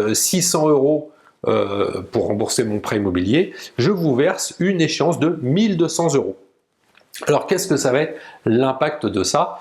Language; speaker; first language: French; native; French